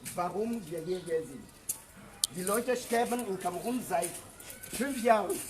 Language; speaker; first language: German; non-native, learner; French